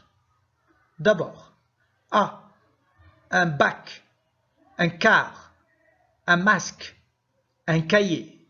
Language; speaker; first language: French; non-native, local second language; Arabic